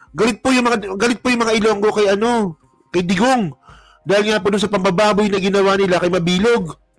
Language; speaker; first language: Filipino; non-native, local second language; Hiligaynon